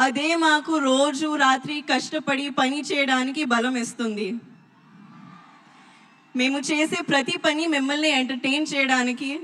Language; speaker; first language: Telugu; non-native, learner; Hindi